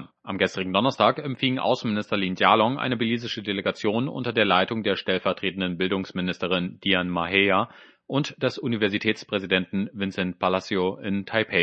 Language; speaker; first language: German; native; German